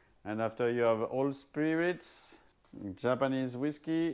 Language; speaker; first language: English; non-native, fluent; French